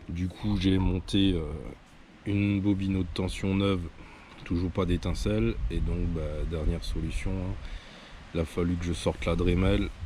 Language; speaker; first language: French; native; French